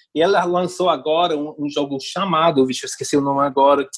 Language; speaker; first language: Portuguese; non-native, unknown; English